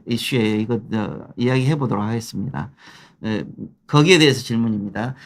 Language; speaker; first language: Korean; native; Korean